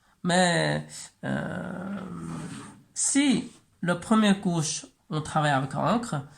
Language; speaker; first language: French; non-native, learner; Chinese